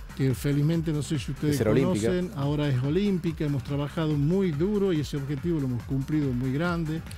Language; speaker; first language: Spanish; native; Spanish